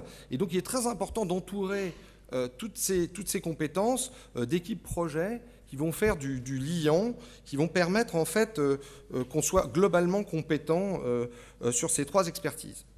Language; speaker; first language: French; native; French